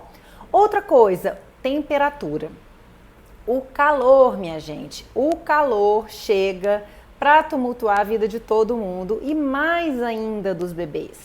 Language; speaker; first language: Portuguese; native; Portuguese